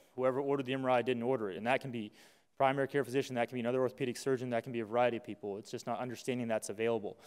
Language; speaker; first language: English; native; English